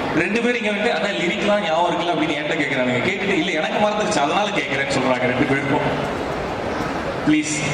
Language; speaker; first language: Tamil; native; Tamil